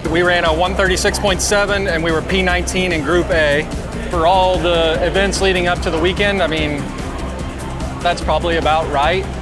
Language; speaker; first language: English; native; English